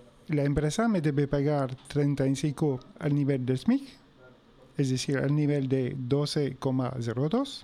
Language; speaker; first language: Spanish; non-native, fluent; French